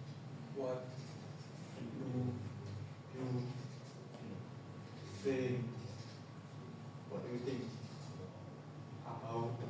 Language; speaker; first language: English; non-native, learner; Indonesian